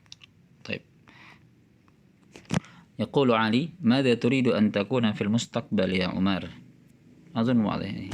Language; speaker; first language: Arabic; non-native, fluent; Indonesian